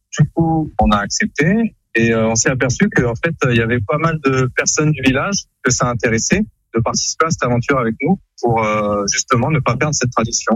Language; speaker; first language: French; native; French